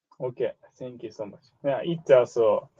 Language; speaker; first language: English; non-native, learner; Japanese